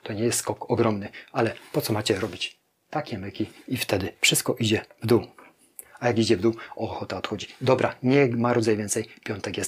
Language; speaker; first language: Polish; native; Polish